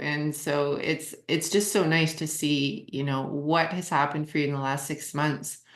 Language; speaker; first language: English; native; English